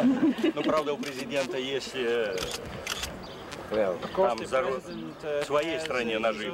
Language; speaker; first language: Russian; native; Russian